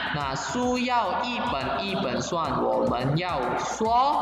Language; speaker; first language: Chinese; non-native, fluent; Indonesian